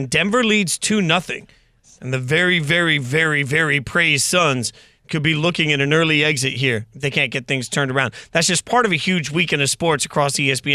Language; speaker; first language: English; native; English